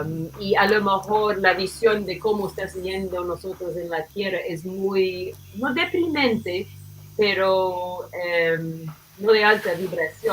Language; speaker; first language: Spanish; non-native, fluent; English